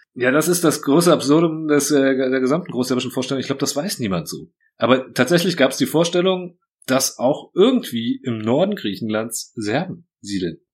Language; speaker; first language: German; early bilingual, other home language; Croatian